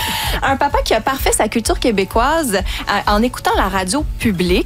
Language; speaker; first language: French; native; French